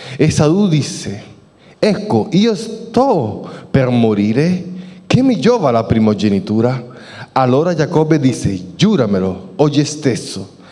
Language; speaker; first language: Italian; non-native, fluent; Spanish